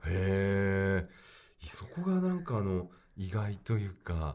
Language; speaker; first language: Japanese; native; Japanese